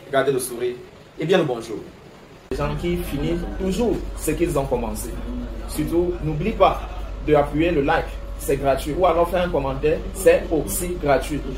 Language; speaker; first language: French; native; French